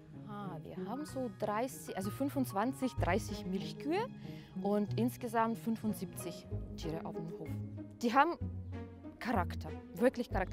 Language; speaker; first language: German; non-native, fluent; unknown